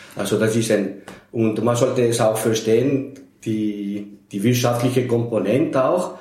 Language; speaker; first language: German; non-native, fluent; Spanish